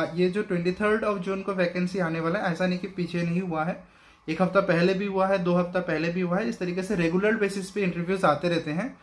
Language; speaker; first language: Hindi; non-native, local second language; Bangla